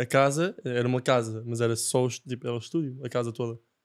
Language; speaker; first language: Portuguese; non-native, fluent; Japanese